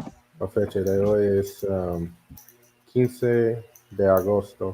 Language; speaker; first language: Spanish; non-native, learner; English